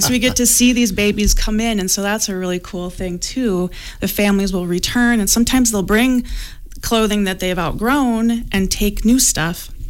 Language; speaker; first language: English; native; English